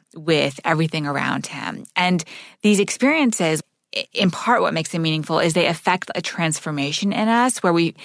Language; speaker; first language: English; native; English